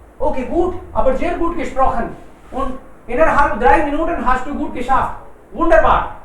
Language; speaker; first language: German; non-native, fluent; Hindi